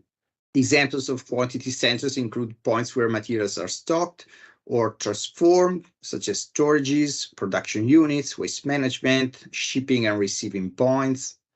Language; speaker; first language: English; non-native, fluent; Italian